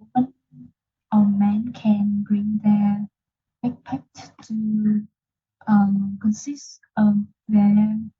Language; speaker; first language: English; non-native, learner; Vietnamese